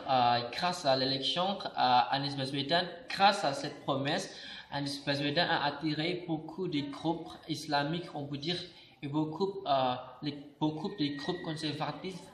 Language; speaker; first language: French; non-native, learner; Indonesian